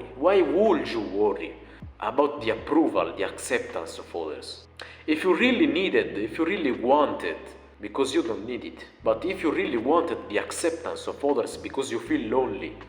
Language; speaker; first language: English; non-native, fluent; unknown